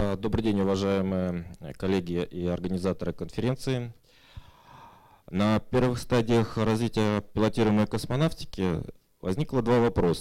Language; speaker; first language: Russian; native; Russian